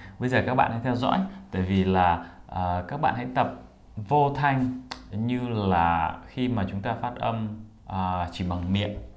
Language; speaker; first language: Vietnamese; native; Vietnamese